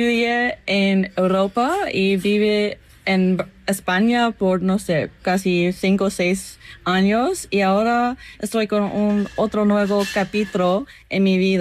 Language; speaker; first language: Spanish; non-native, learner; English